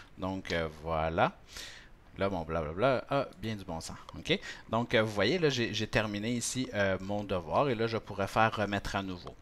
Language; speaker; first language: French; native; French